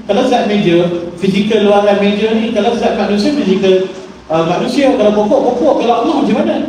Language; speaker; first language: Malay; native; Malay